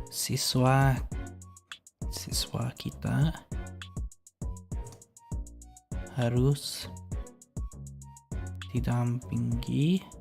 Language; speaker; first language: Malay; non-native, learner; English